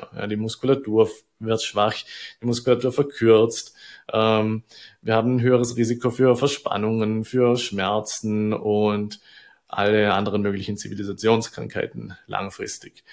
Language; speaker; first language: German; native; German